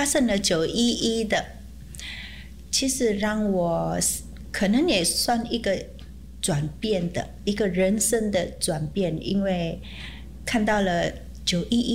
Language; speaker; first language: Chinese; non-native, fluent; Indonesian